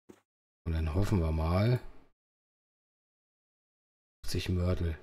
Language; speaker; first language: German; native; German